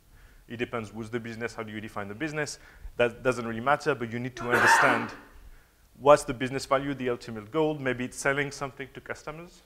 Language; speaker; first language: English; non-native, fluent; French